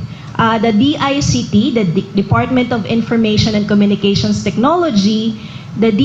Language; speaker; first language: English; non-native, local second language; Filipino